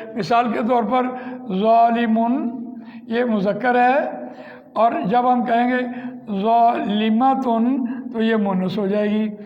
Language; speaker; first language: Urdu; non-native, local second language; Punjabi